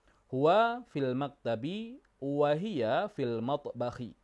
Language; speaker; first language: Arabic; non-native, fluent; Indonesian